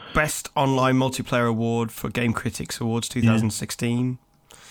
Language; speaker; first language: English; native; English